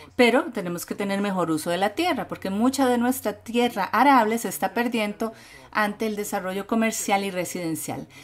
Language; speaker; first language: Spanish; non-native, fluent; English